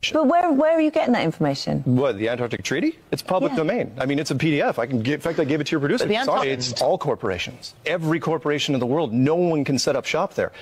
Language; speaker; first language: English; native; English